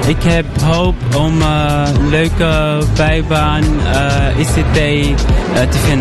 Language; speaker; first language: Dutch; non-native, learner; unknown